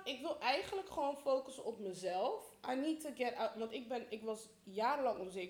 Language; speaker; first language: Dutch; early bilingual, heritage; Dutch